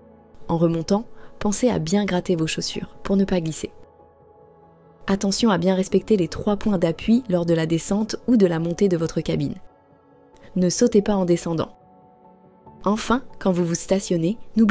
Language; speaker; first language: French; native; French